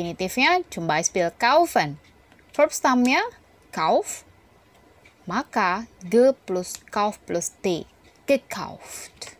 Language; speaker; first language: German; non-native, fluent; Indonesian